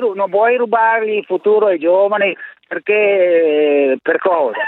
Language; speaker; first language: Italian; native; Italian